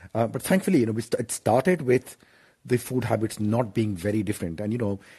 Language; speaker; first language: English; non-native, local second language; Hindi